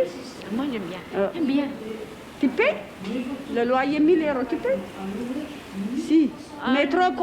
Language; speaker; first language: French; non-native, learner; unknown